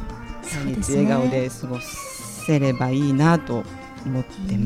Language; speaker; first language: Japanese; native; Japanese